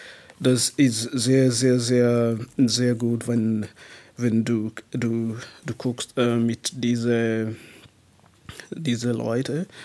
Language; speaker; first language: German; non-native, learner; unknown